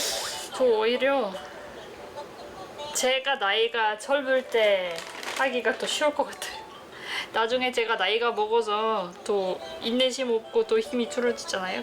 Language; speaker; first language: Korean; non-native, fluent; French